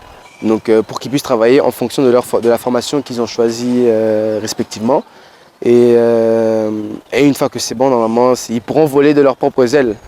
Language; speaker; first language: French; non-native, local second language; Lingala